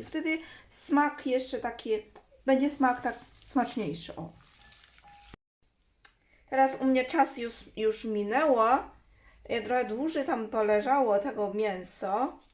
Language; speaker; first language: Polish; non-native, learner; Chinese